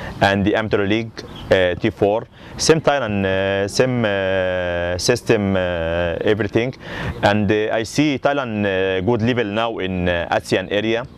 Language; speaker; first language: English; non-native, learner; Arabic